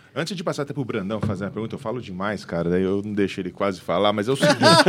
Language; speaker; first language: Portuguese; native; Portuguese